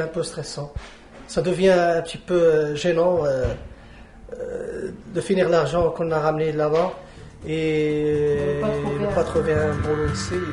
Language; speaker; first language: French; non-native, local second language; Arabic